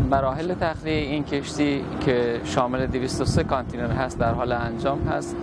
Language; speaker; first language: Persian; native; Persian